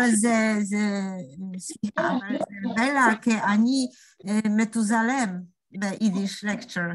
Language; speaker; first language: Hebrew; non-native, learner; English